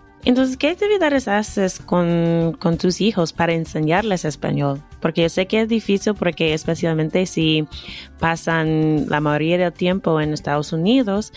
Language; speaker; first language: Spanish; non-native, fluent; English